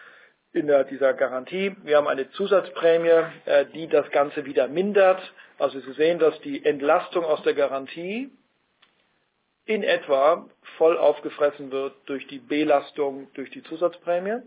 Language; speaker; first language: German; native; German